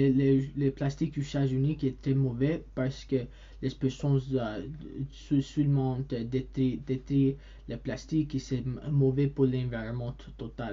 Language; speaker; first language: French; non-native, learner; English